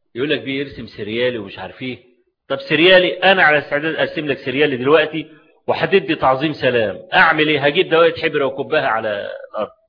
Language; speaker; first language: Arabic; native; Arabic